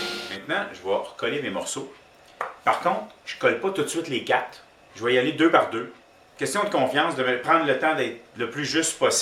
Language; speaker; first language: French; native; French